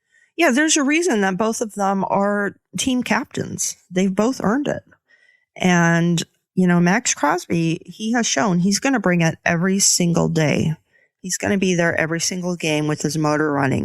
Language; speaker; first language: English; native; English